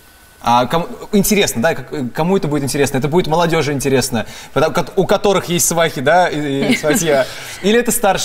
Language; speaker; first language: Russian; native; Russian